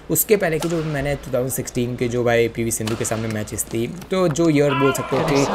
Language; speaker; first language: Hindi; non-native, local second language; Gujarati